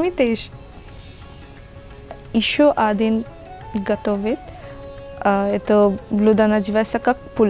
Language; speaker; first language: Russian; non-native, learner; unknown